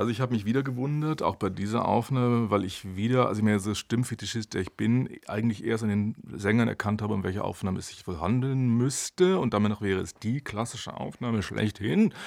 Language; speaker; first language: German; native; German